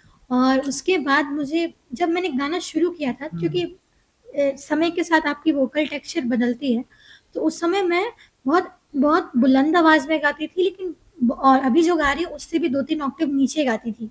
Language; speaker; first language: Hindi; native; Hindi